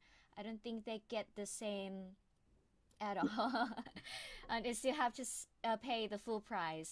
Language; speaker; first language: English; non-native, fluent; Thai